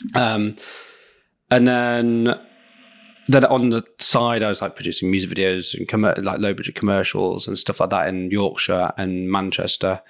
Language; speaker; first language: English; native; English